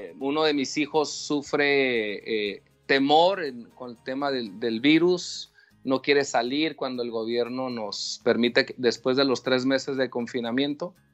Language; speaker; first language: Spanish; native; Spanish